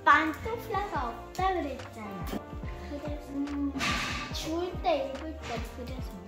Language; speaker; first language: Korean; early bilingual, heritage; Korean